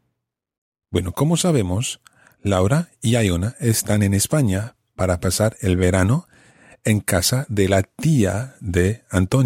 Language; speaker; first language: Spanish; non-native, fluent; English